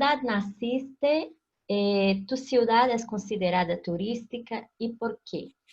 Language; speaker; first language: Spanish; non-native, fluent; Portuguese